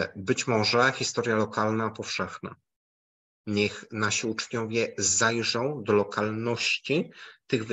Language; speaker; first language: Polish; native; Polish